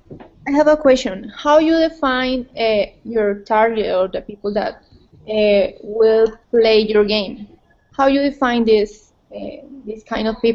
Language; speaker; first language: English; non-native, learner; Spanish